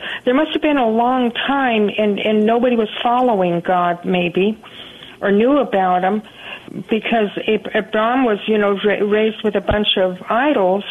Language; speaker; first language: English; native; English